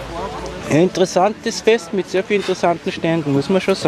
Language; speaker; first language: German; native; German